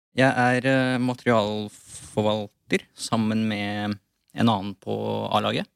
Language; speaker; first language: Norwegian; early bilingual, other home language; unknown